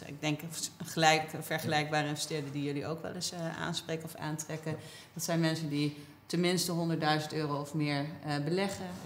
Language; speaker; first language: Dutch; native; Dutch